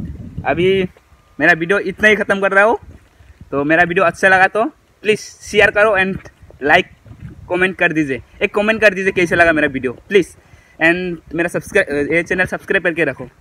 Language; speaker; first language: Hindi; non-native, local second language; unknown